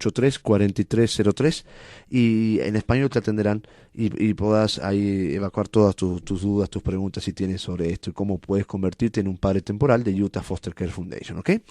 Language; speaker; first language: Spanish; native; Spanish